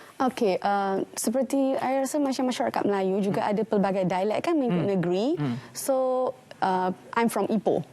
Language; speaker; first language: Malay; non-native, local second language; Tamil